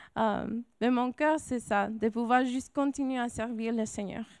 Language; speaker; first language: French; non-native, fluent; English